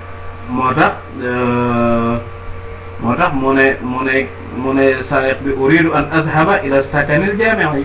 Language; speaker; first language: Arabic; non-native, fluent; Wolof